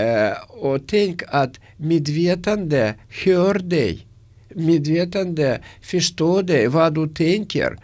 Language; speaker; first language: Swedish; non-native, learner; Russian